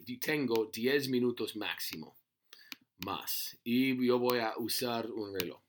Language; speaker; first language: Spanish; non-native, learner; English